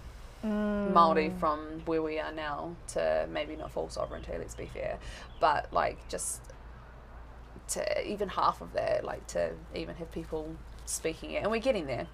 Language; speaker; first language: English; native; English